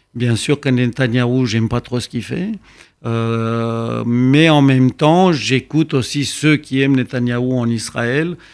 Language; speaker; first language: French; non-native, fluent; Romanian